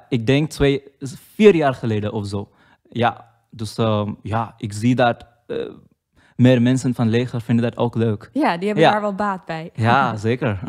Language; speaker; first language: Dutch; non-native, learner; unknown